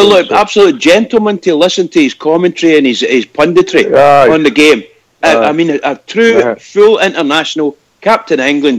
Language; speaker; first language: English; native; English